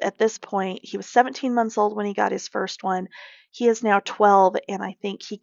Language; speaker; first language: English; native; English